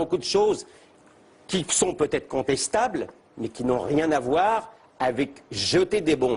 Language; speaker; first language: French; native; French